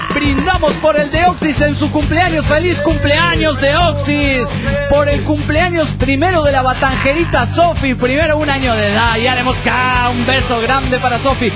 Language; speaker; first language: Spanish; native; Spanish